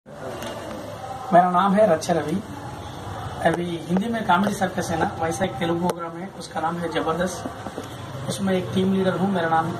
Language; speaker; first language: Hindi; non-native, local second language; Telugu